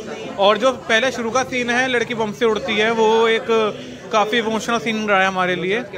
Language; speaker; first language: Hindi; native; Hindi